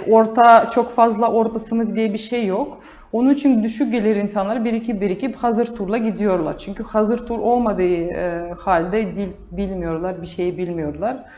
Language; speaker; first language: Turkish; non-native, fluent; Russian